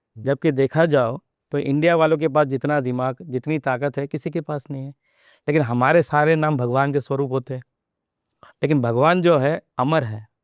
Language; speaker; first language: Hindi; non-native, local second language; Telugu